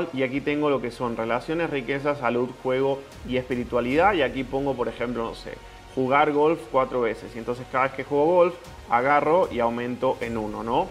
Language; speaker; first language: Spanish; native; Spanish